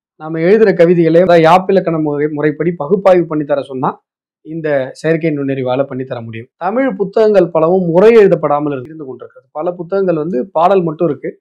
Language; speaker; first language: Tamil; native; Tamil